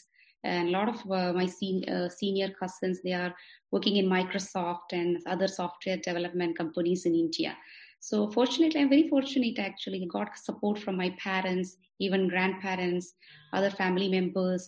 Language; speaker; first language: English; non-native, local second language; Malayalam